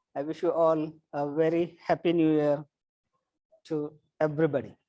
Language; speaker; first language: English; non-native, local second language; Marathi